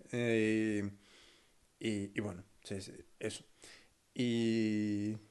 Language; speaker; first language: Spanish; early bilingual, heritage; Spanish